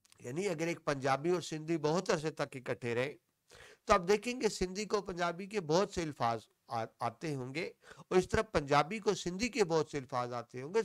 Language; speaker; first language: Urdu; non-native, local second language; Punjabi